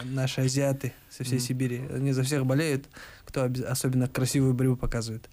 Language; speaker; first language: Russian; native; Russian